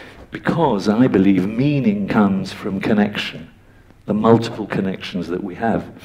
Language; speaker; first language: English; native; English